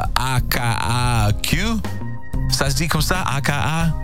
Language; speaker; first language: French; non-native, fluent; English